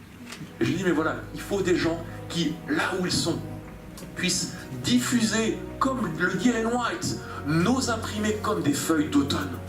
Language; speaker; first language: French; native; French